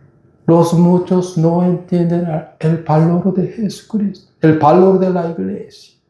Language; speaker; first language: Spanish; non-native, fluent; Korean